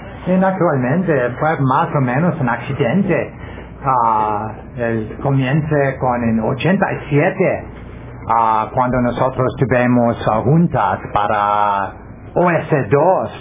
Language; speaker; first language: Spanish; non-native, learner; English